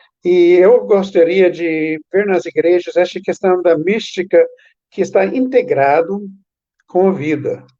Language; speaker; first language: Portuguese; non-native, fluent; English